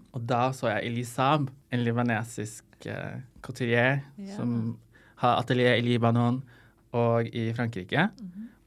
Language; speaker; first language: Norwegian; non-native, fluent; Arabic